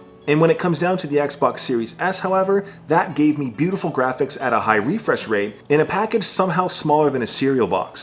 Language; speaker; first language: English; native; English